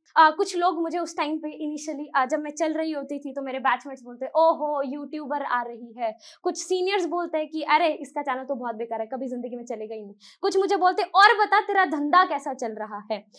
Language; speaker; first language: Hindi; native; Hindi